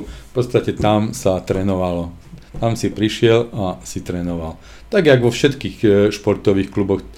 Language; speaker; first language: Slovak; native; Slovak